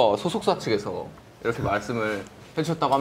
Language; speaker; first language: Korean; native; Korean